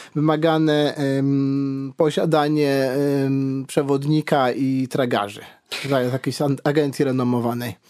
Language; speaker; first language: Polish; native; Polish